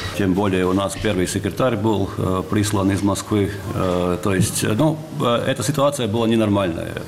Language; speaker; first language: Russian; non-native, local second language; Latvian